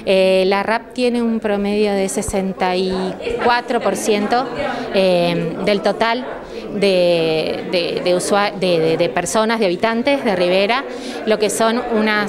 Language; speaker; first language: Spanish; native; Spanish